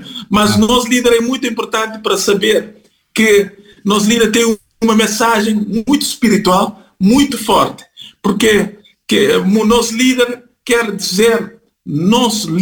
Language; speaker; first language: Portuguese; non-native, fluent; Kabuverdianu